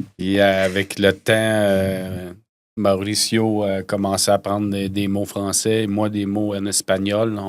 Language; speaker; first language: French; native; French